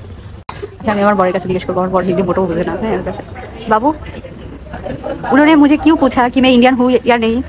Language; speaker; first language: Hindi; non-native, learner; Bangla